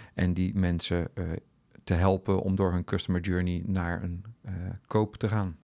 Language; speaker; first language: Dutch; native; Dutch